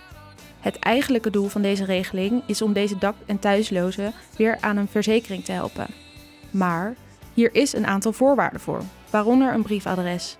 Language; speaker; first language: Dutch; native; Dutch